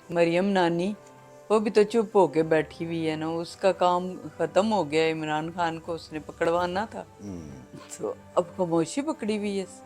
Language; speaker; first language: Urdu; non-native, local second language; Pahari-Potwari